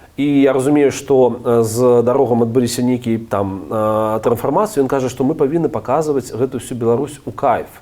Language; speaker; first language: Belarusian; non-native, local second language; Russian